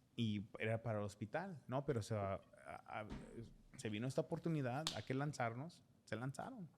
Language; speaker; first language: Spanish; early bilingual, other home language; English